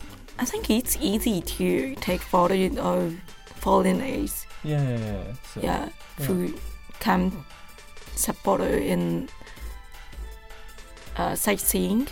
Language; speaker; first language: English; non-native, learner; Japanese